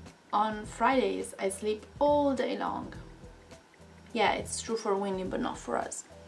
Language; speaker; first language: English; non-native, fluent; Italian